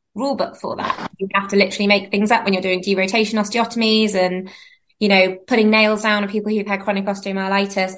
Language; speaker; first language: English; native; English